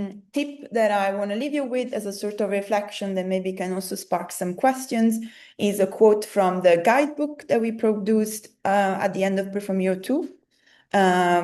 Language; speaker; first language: English; non-native, fluent; Italian